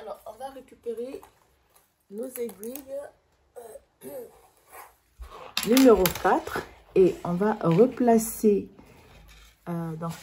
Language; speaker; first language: French; native; French